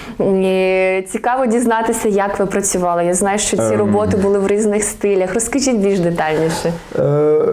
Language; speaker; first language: Ukrainian; native; Ukrainian